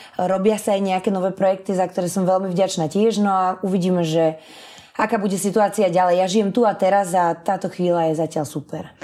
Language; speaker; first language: Slovak; early bilingual, other home language; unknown